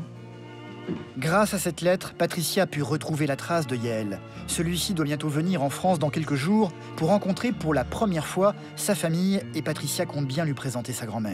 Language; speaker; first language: French; native; French